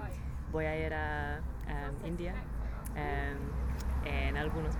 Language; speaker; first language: Spanish; non-native, learner; English